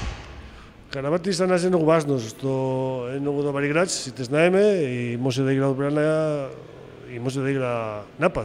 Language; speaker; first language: Macedonian; non-native, fluent; Spanish